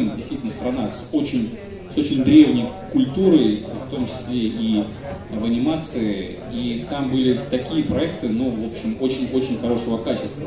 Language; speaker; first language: Russian; native; Russian